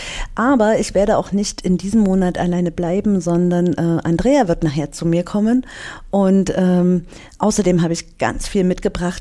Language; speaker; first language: German; native; German